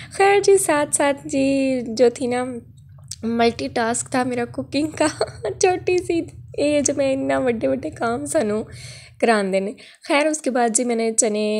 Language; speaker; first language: Urdu; non-native, local second language; Punjabi